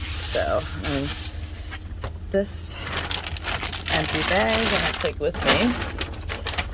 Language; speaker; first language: English; native; English